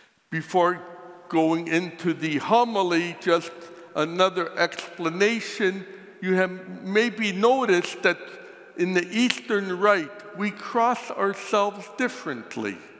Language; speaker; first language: English; native; English